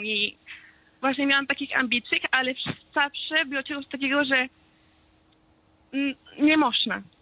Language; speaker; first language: Polish; non-native, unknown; Spanish